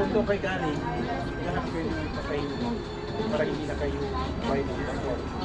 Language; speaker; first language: Filipino; non-native, local second language; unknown